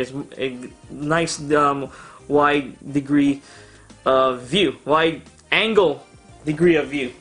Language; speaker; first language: English; native; English